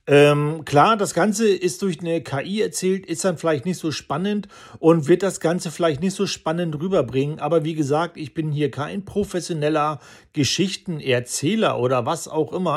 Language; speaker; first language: German; native; German